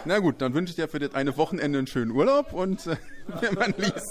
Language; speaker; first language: German; native; German